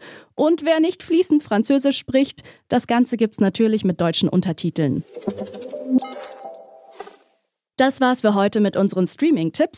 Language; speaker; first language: German; native; German